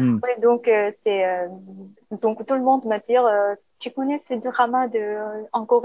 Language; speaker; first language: French; non-native, learner; Korean